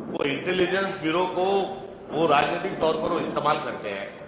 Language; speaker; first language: Hindi; non-native, local second language; Marathi